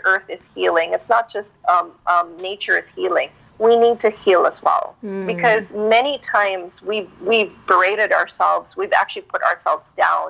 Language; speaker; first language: English; non-native, local second language; Filipino